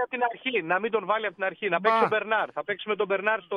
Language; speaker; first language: Greek; native; Greek